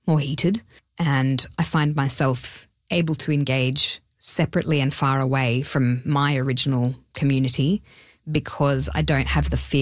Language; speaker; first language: English; non-native, local second language; Hebrew